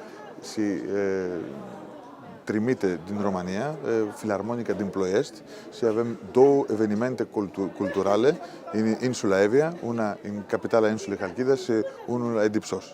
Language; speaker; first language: Romanian; non-native, fluent; Greek